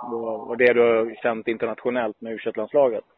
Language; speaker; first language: Swedish; native; Swedish